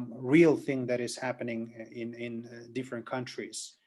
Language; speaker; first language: English; non-native, fluent; Kazakh